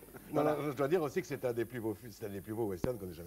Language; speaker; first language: French; native; French